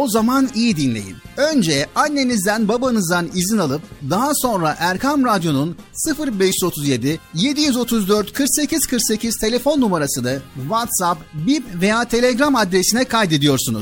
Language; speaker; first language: Turkish; native; Turkish